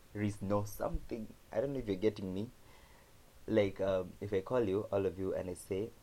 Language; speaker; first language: English; non-native, local second language; Kamba